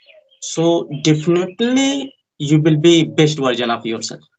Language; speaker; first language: English; non-native, learner; Hindi